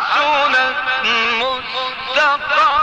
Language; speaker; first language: Arabic; native; Arabic